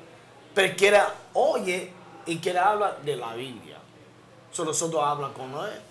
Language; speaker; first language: Spanish; non-native, learner; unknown